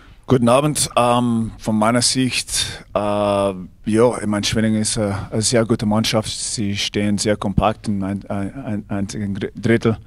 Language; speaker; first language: German; non-native, fluent; English